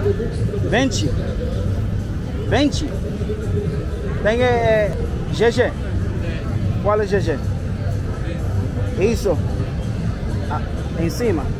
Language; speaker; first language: Portuguese; non-native, learner; English